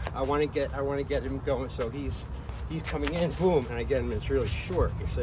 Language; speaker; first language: English; native; English